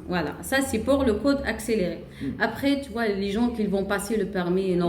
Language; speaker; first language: French; non-native, learner; Arabic